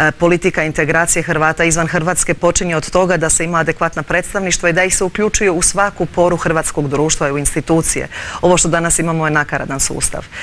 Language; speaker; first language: Croatian; early bilingual, heritage; Croatian